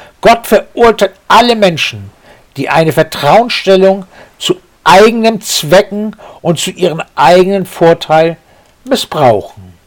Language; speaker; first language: German; native; German